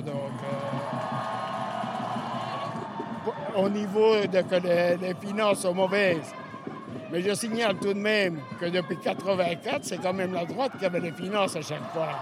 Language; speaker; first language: French; early bilingual, other home language; Spanish